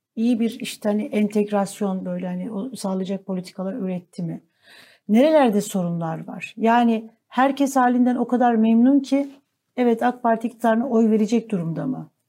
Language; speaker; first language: Turkish; native; Turkish